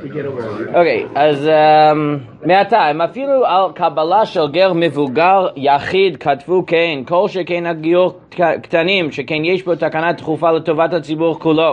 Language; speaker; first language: Hebrew; non-native, fluent; English